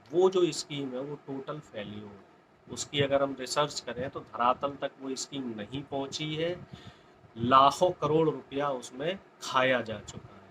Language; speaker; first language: Hindi; native; Hindi